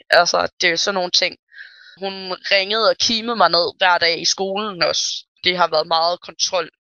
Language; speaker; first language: Danish; early bilingual, other home language; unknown